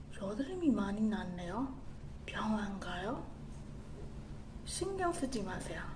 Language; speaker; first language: Korean; non-native, learner; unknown